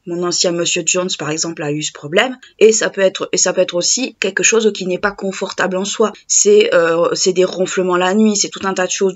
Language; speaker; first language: French; native; French